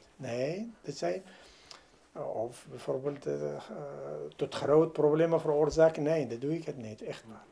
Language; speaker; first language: Dutch; non-native, learner; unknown